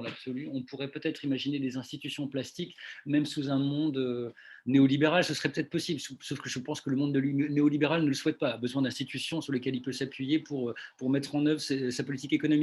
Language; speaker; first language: French; native; French